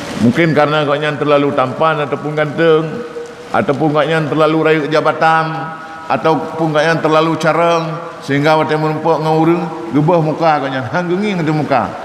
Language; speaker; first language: Malay; non-native, local second language; Achinese